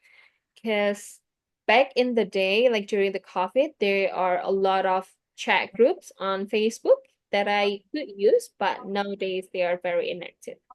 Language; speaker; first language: English; non-native, fluent; Indonesian